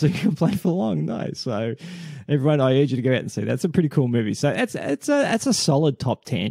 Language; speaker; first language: English; native; English